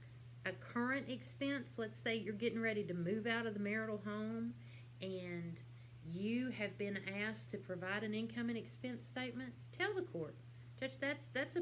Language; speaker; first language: English; native; English